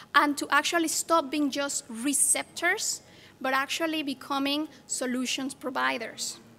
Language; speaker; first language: English; non-native, fluent; Spanish